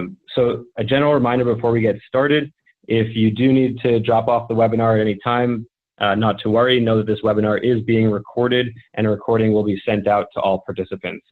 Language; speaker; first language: English; native; English